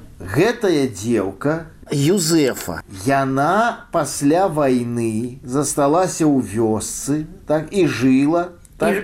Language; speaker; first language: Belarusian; native; Belarusian